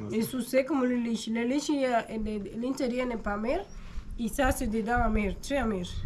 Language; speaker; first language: French; non-native, learner; Spanish